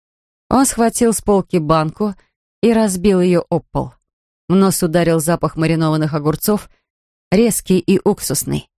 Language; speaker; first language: Russian; native; Russian